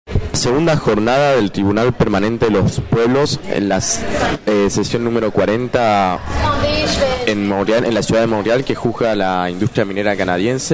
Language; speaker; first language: Spanish; native; Spanish